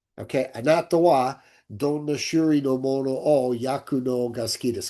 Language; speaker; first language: Japanese; non-native, learner; English